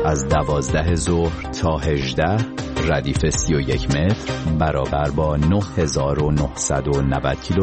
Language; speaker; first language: Persian; native; Persian